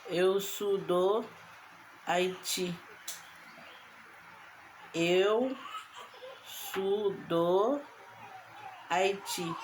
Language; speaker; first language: Portuguese; non-native, learner; Haitian Creole